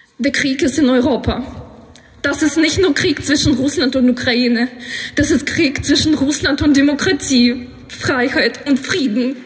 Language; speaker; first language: German; non-native, fluent; Ukrainian